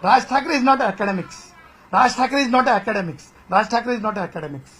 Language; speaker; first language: Hindi; non-native, local second language; Marathi